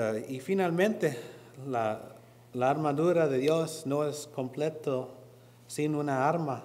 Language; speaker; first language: Spanish; non-native, learner; English